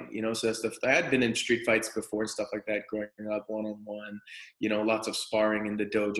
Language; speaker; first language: English; native; English